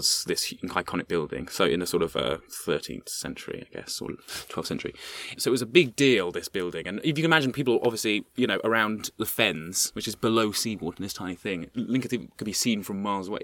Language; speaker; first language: English; native; English